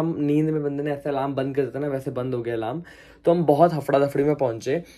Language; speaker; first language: Hindi; non-native, local second language; Punjabi